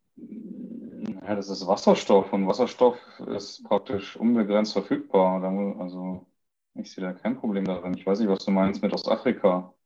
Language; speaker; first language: German; early bilingual, other home language; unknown